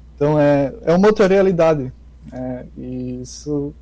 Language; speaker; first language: Portuguese; native; Portuguese